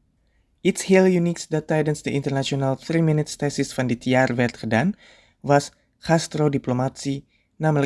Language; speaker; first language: Dutch; non-native, fluent; Indonesian